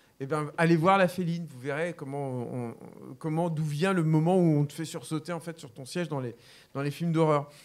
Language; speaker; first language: French; native; French